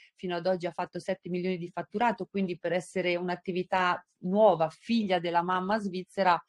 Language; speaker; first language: Italian; native; Italian